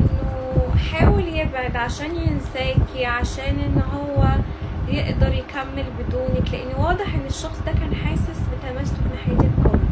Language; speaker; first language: Arabic; native; Arabic